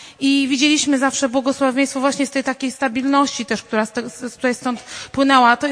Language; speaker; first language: Polish; native; Polish